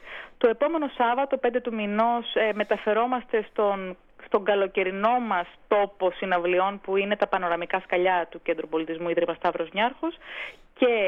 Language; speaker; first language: Greek; native; Greek